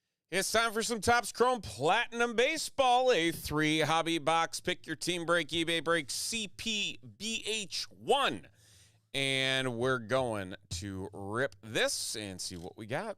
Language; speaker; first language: English; native; English